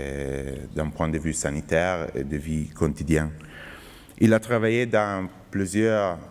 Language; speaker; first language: French; non-native, fluent; Italian